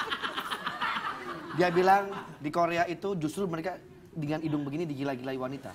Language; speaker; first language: Indonesian; native; Indonesian